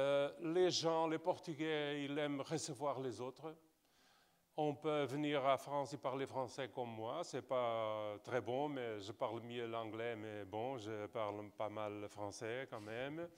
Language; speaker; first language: French; non-native, fluent; Portuguese